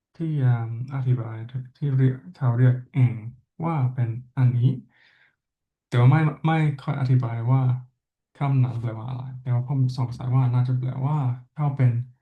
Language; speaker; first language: Thai; non-native, learner; English